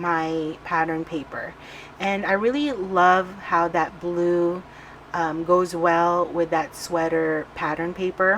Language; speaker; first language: English; native; English